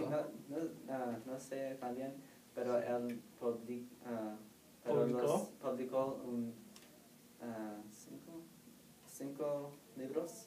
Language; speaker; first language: Spanish; non-native, learner; English